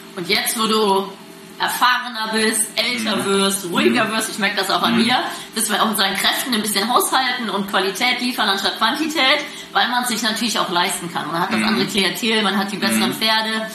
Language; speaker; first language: German; native; German